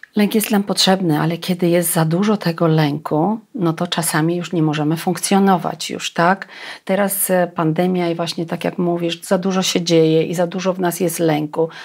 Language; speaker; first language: Polish; non-native, fluent; Russian